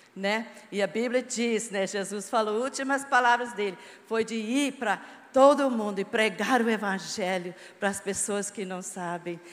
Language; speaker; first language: Portuguese; non-native, fluent; English